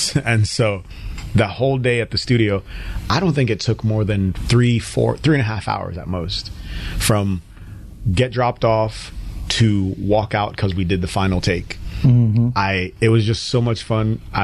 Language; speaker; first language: English; native; English